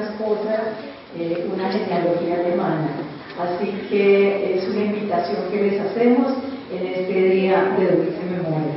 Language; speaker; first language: Spanish; native; Spanish